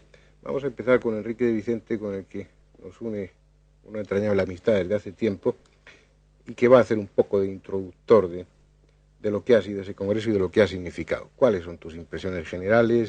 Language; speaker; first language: Spanish; native; Spanish